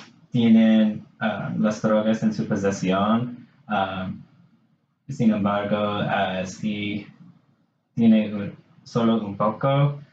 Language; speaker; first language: Spanish; non-native, learner; English